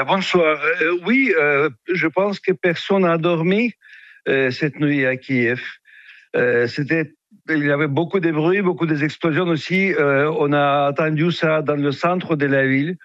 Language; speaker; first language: French; non-native, fluent; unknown